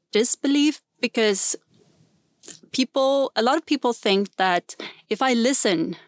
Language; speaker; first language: English; non-native, fluent; Swedish